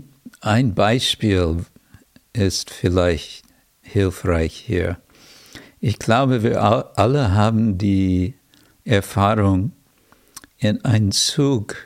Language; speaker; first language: German; non-native, fluent; English